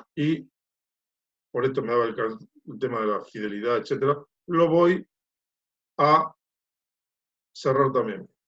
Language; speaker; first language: Spanish; native; Spanish